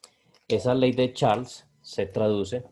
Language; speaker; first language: Spanish; native; Spanish